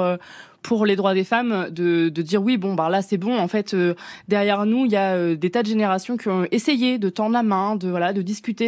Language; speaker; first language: French; native; French